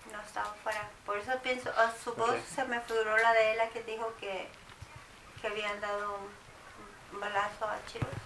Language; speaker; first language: Spanish; native; Spanish